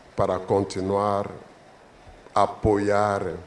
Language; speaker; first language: Portuguese; non-native, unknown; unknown